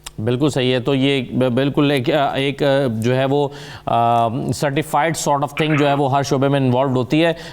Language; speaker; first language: Urdu; native; Urdu